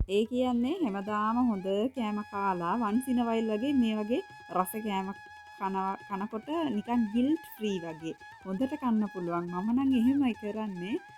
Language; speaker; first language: Sinhala; non-native, local second language; Tamil